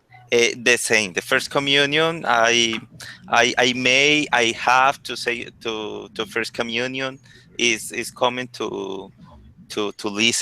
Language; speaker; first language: English; non-native, learner; Spanish